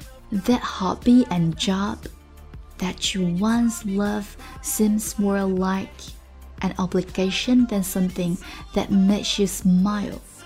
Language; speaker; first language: English; non-native, fluent; Chinese